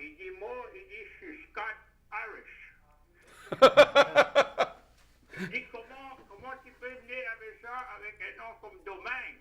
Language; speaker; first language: French; native; French